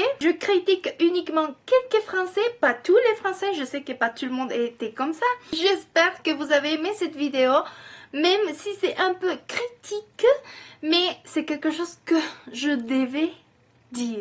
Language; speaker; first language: French; non-native, fluent; Spanish